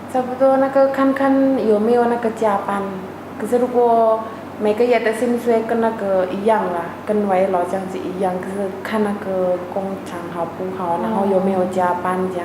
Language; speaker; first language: Chinese; non-native, fluent; Indonesian